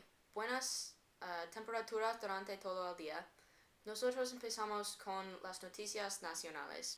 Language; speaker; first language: Spanish; non-native, learner; English